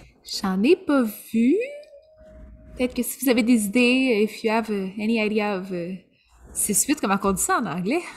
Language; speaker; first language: French; native; French